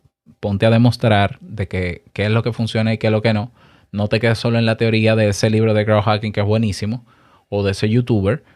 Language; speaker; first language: Spanish; native; Spanish